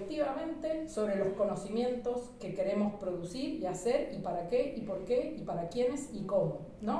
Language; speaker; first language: Spanish; native; Spanish